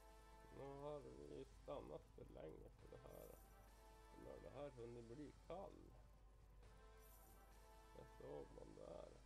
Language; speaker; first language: Swedish; native; Swedish